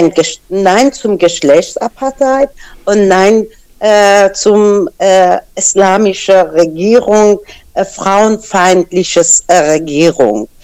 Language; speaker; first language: German; non-native, fluent; Persian